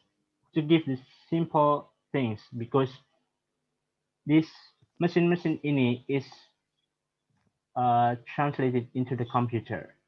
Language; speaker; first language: English; non-native, learner; Indonesian